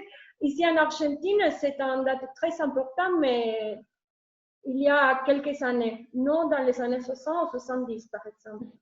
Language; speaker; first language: French; non-native, learner; Spanish